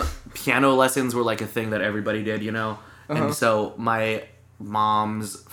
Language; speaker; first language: English; native; English